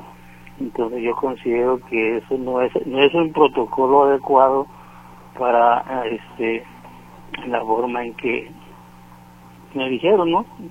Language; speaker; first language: Spanish; native; Spanish